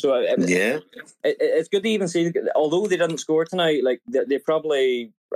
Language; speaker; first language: English; native; English